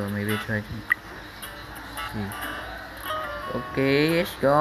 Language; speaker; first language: English; non-native, learner; Indonesian